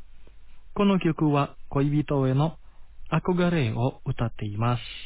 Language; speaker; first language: Japanese; non-native, fluent; Indonesian